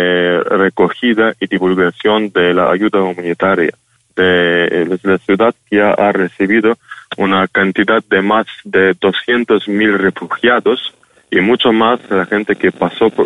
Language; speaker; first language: Spanish; non-native, fluent; Ukrainian